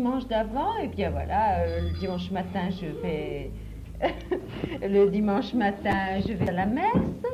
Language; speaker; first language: French; native; French